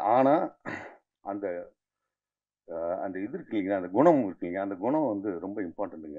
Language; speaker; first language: Tamil; native; Tamil